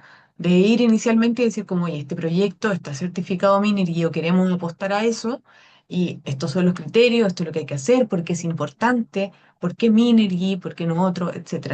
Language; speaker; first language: Spanish; native; Spanish